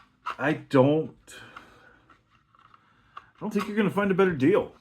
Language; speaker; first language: English; native; English